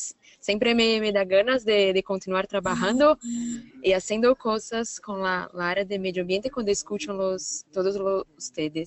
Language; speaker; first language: Spanish; non-native, learner; Portuguese